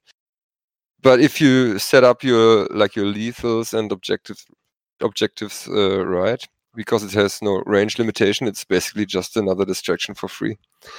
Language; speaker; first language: English; non-native, fluent; German